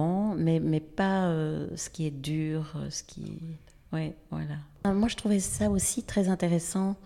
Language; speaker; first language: French; native; French